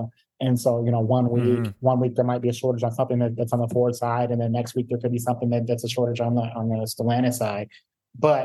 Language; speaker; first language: English; native; English